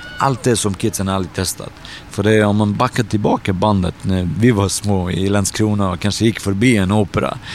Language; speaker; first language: Swedish; early bilingual, other home language; Bosnian